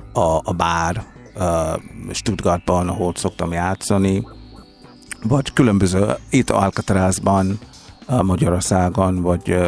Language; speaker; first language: Hungarian; non-native, fluent; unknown